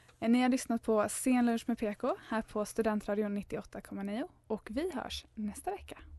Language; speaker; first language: Swedish; native; Swedish